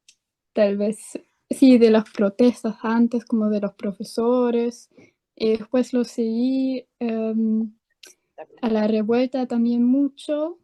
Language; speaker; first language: Spanish; non-native, fluent; German